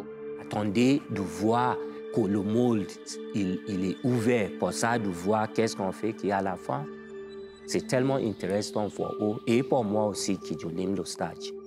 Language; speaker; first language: French; non-native, learner; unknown